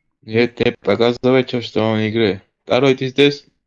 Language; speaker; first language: Russian; non-native, fluent; Georgian